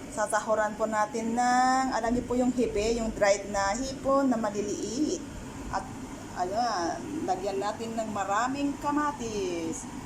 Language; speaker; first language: Filipino; non-native, local second language; Iloko